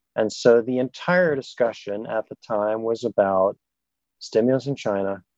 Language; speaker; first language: English; non-native, fluent; German